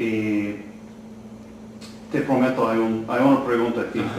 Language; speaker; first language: Spanish; non-native, learner; English